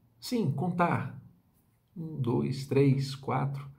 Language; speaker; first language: Portuguese; native; Portuguese